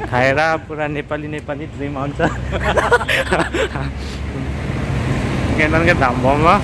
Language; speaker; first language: Nepali; non-native, learner; Karbi